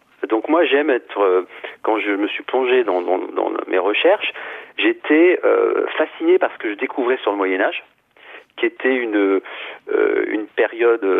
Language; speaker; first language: French; native; French